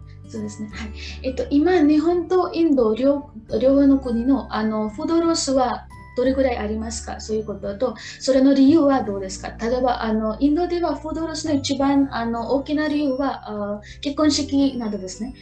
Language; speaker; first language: Japanese; non-native, fluent; Marathi